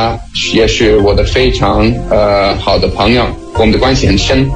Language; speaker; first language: Chinese; non-native, fluent; Danish